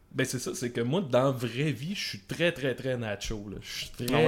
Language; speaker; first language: French; native; French